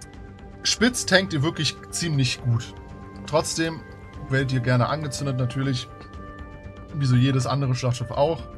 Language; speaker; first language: German; native; German